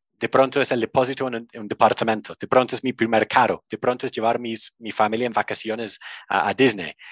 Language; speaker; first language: Spanish; non-native, fluent; English